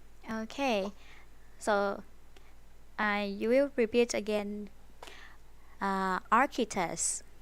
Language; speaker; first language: English; non-native, fluent; Vietnamese